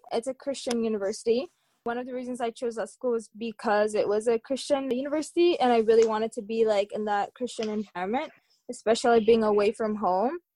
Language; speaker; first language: English; early bilingual, other home language; Tigrinya